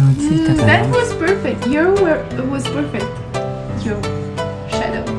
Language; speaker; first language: English; non-native, fluent; Italian